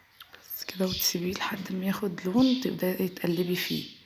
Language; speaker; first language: Arabic; native; Arabic